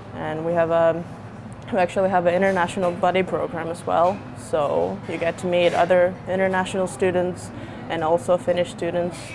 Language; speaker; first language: English; non-native, fluent; Finnish